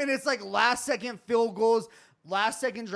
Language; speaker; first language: English; native; English